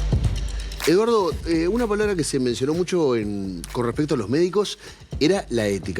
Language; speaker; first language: Spanish; native; Spanish